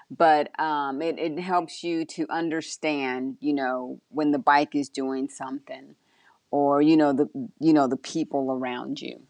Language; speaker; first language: English; early bilingual, other home language; Spanish